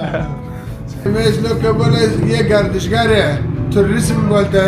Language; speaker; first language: Hindi; non-native, local second language; Baluchi